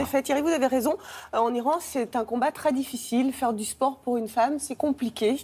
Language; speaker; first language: French; native; French